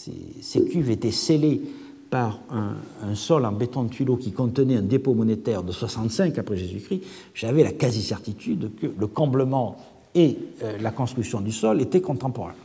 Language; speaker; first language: French; native; French